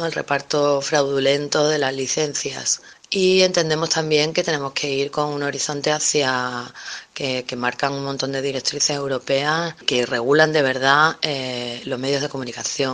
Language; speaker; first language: Spanish; native; Spanish